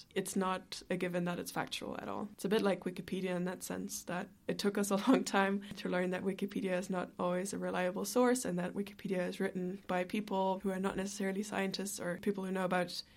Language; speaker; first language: English; non-native, fluent; German